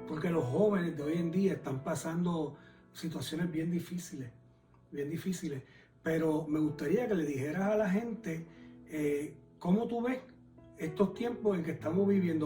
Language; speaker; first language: Spanish; native; Spanish